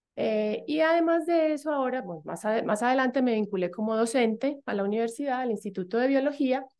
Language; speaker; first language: Spanish; native; Spanish